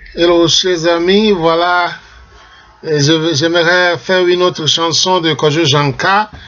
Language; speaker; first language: French; non-native, local second language; Ewe